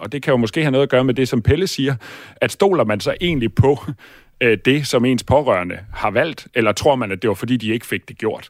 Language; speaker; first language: Danish; native; Danish